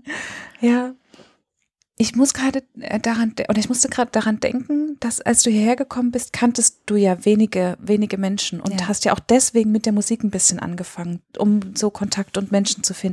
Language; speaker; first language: German; native; German